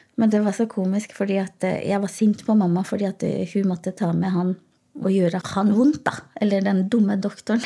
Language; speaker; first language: Norwegian; early bilingual, other home language; Portuguese